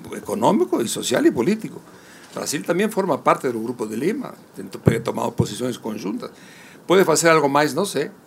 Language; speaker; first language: Spanish; native; Spanish